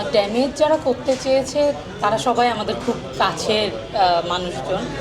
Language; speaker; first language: Bangla; non-native, local second language; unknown